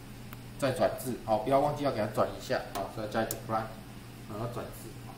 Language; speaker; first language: Chinese; native; Chinese